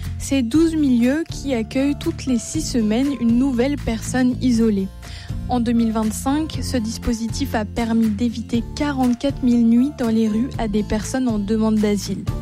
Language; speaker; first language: French; native; French